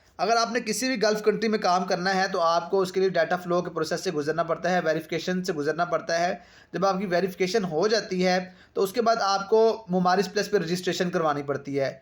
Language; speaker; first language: Urdu; non-native, local second language; Punjabi